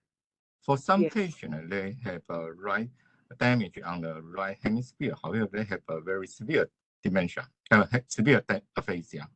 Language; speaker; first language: English; non-native, fluent; Chinese